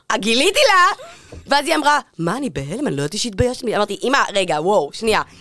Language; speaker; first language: Hebrew; native; Hebrew